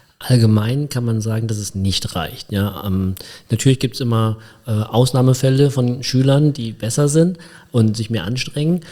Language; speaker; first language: German; early bilingual, other home language; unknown